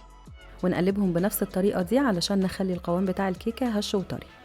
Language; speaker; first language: Arabic; native; Arabic